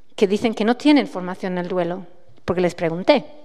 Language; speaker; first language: Spanish; non-native, fluent; English